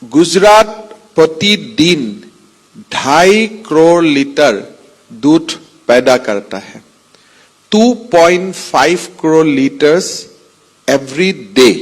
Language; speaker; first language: Hindi; non-native, local second language; Assamese